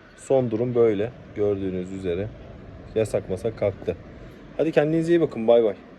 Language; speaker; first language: Turkish; early bilingual, heritage; Turkish